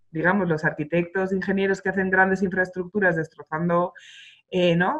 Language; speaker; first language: Spanish; native; Spanish